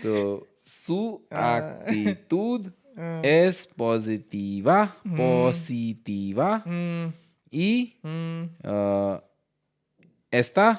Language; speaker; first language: Spanish; non-native, learner; Hindi